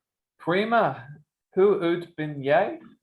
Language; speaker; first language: Dutch; non-native, learner; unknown